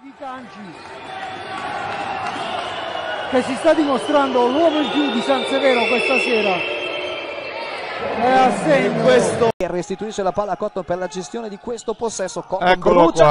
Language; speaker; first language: Italian; native; Italian